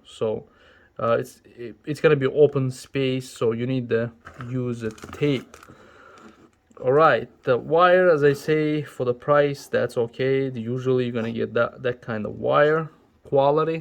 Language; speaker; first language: English; non-native, local second language; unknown